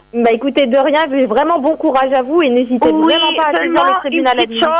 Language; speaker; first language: French; native; French